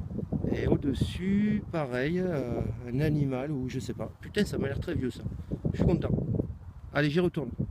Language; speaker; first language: French; native; French